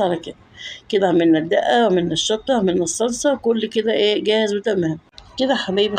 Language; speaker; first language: Arabic; native; Arabic